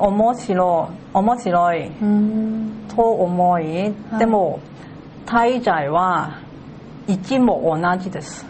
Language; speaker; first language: Japanese; non-native, learner; Cantonese